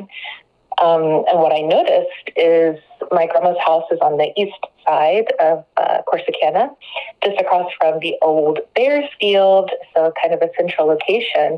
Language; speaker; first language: English; native; English